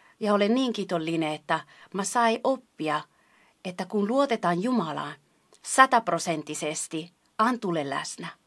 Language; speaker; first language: Finnish; non-native, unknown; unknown